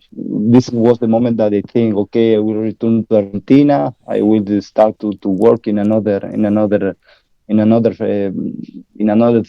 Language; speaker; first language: English; non-native, learner; Spanish